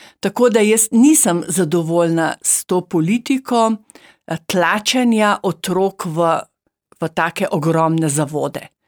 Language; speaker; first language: Slovenian; native; Slovenian